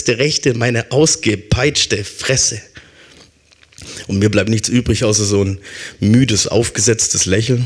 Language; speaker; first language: German; native; German